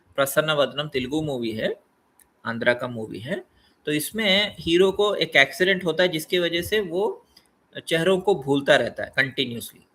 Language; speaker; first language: Hindi; non-native, local second language; Telugu